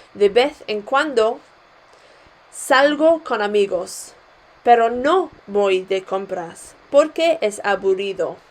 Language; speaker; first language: Spanish; non-native, fluent; English